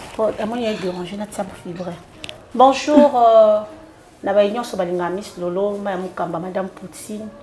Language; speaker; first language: Lingala; native; Lingala